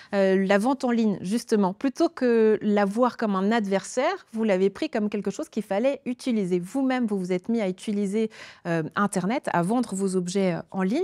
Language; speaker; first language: French; native; French